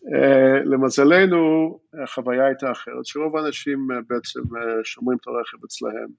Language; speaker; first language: Hebrew; early bilingual, other home language; English